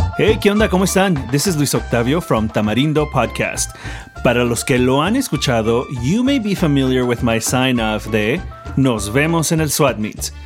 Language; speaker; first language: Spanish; early bilingual, heritage; Spanish